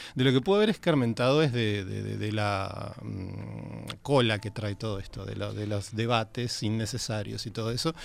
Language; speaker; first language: Spanish; native; Spanish